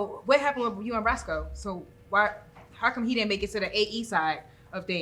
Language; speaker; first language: English; native; English